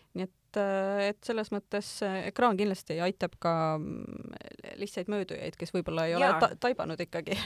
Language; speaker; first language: Estonian; native; Estonian